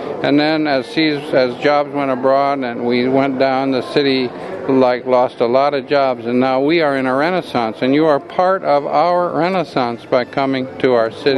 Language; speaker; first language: English; native; English